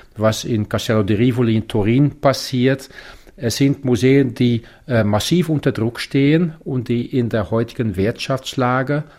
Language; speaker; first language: German; non-native, fluent; Dutch